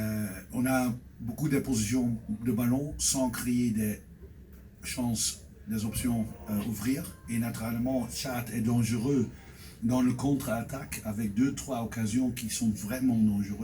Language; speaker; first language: French; non-native, fluent; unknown